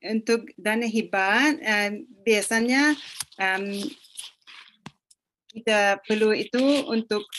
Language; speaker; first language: Indonesian; non-native, fluent; English